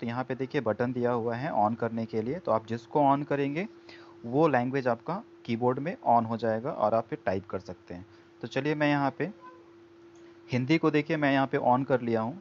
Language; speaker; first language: Hindi; native; Hindi